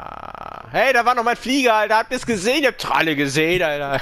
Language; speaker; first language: German; native; German